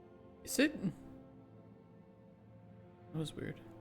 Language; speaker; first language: English; native; English